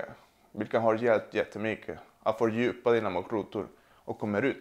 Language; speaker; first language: Swedish; non-native, fluent; Spanish